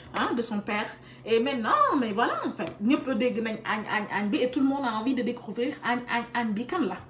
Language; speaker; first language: French; non-native, local second language; Wolof